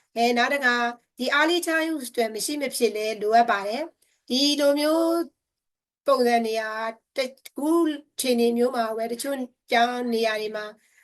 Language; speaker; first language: Burmese; native; Burmese